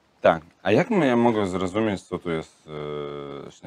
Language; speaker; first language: Polish; non-native, learner; Russian